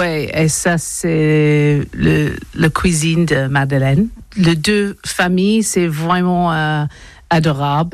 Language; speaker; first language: French; non-native, learner; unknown